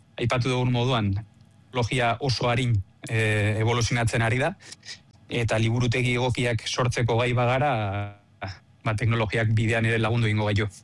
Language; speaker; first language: Basque; native; Basque